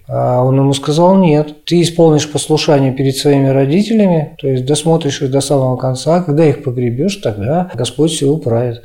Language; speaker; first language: Russian; native; Russian